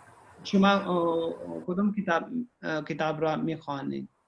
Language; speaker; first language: Persian; non-native, learner; Urdu